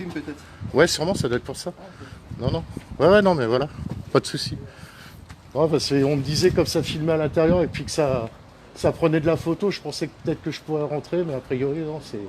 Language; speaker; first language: French; native; French